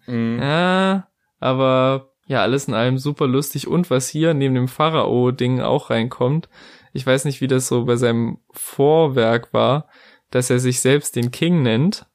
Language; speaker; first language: German; native; German